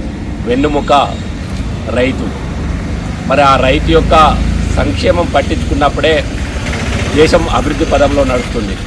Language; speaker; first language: Telugu; native; Telugu